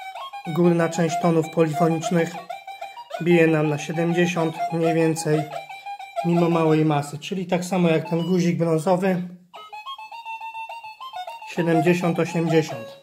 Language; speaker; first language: Polish; native; Polish